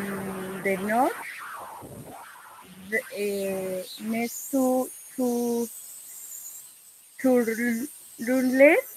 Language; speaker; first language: English; non-native, learner; Spanish